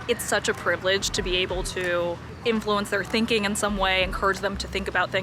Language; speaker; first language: English; early bilingual, other home language; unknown